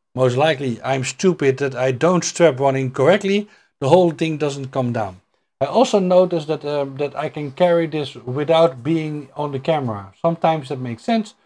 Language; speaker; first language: English; non-native, fluent; Dutch